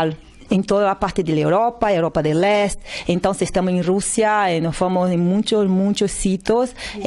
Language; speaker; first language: Spanish; non-native, learner; Portuguese